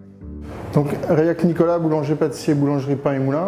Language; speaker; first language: French; native; French